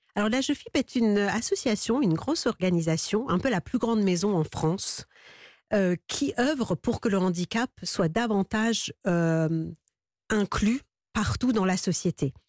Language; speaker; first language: French; early bilingual, other home language; Persian